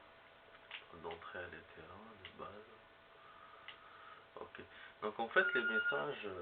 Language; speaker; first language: French; native; French